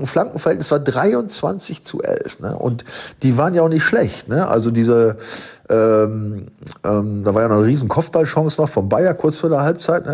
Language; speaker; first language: German; native; German